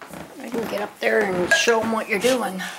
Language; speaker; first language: English; native; English